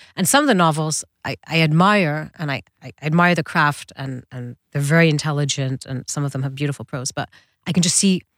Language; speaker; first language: English; early bilingual, other home language; Dutch